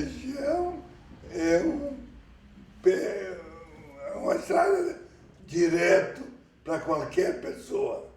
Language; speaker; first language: Portuguese; early bilingual, other home language; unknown